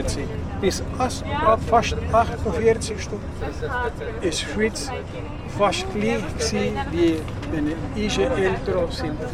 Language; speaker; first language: German; early bilingual, heritage; Spanish